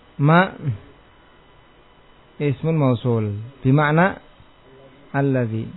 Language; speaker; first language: Arabic; non-native, fluent; Indonesian